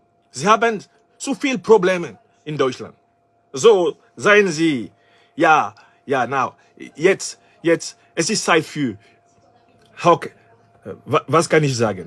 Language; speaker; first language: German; non-native, learner; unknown